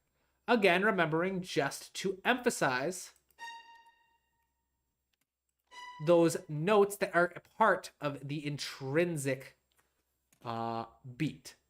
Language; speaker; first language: English; native; English